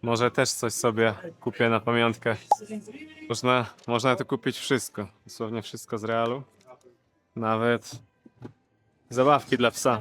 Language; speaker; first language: Polish; native; Polish